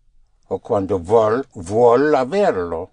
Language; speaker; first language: Italian; non-native, fluent; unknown